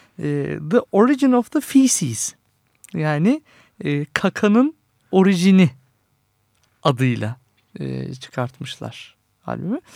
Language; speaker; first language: Turkish; native; Turkish